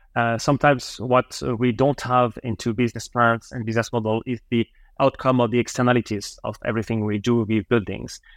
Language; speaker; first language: English; non-native, fluent; French